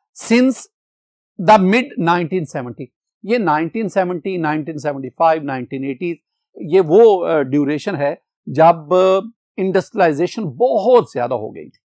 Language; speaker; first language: Urdu; non-native, local second language; Punjabi